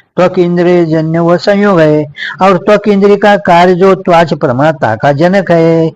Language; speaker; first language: Hindi; non-native, local second language; Kannada